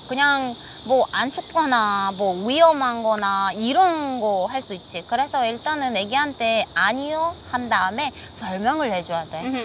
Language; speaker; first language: Korean; non-native, fluent; Romanian